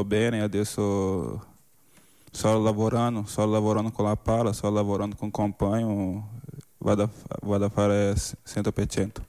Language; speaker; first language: Italian; non-native, fluent; Portuguese